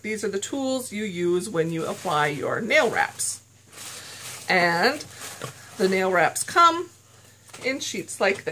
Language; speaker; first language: English; native; English